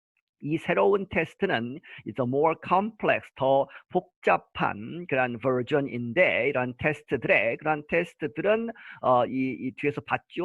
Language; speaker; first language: Korean; native; Korean